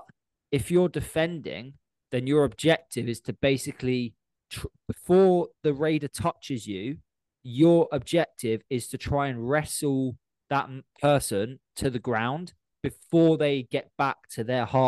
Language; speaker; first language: English; native; English